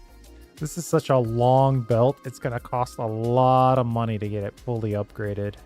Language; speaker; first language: English; native; English